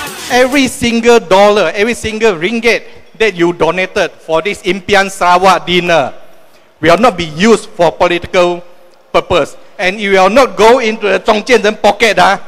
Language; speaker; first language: English; non-native, local second language; Chinese